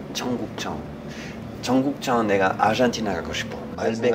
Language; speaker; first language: Korean; non-native, learner; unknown